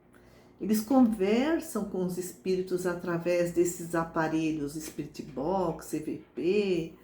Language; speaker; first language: Portuguese; native; Portuguese